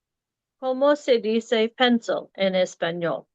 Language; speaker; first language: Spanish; non-native, learner; English